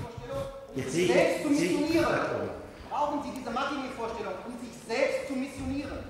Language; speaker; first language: German; non-native, fluent; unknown